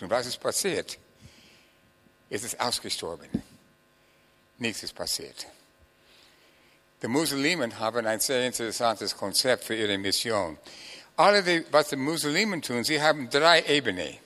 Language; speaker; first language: German; non-native, fluent; English